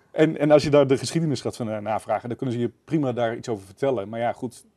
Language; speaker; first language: Dutch; native; Dutch